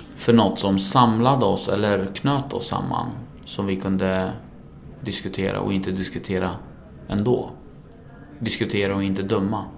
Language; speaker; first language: Swedish; early bilingual, other home language; Kurdish